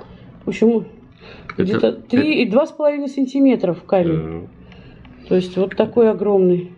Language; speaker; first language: Russian; native; Russian